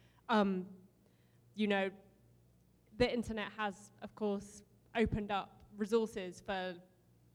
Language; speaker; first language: English; native; English